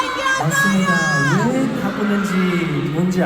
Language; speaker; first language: Korean; non-native, fluent; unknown